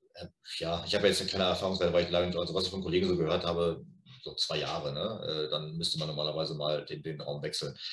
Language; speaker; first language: German; native; German